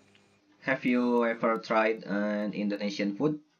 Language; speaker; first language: English; non-native, learner; Indonesian